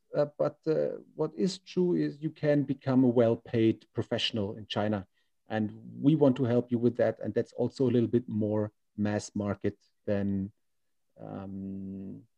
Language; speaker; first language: English; non-native, fluent; German